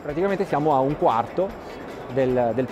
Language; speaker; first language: Italian; native; Italian